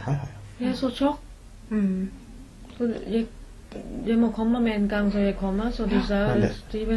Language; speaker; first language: Norwegian; non-native, learner; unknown